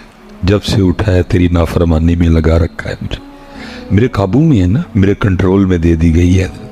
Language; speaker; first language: Hindi; non-native, local second language; Punjabi